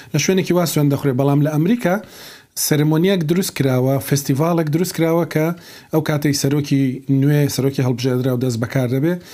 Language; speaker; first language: Central Kurdish; native; Central Kurdish